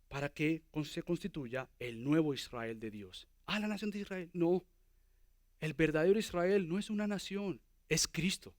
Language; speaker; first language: Spanish; native; Spanish